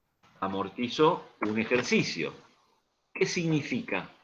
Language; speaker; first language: Spanish; native; Spanish